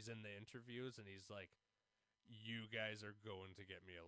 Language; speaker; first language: English; native; English